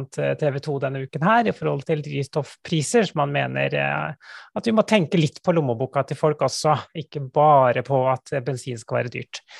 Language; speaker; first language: Norwegian; native; Norwegian